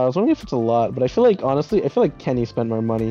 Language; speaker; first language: English; native; English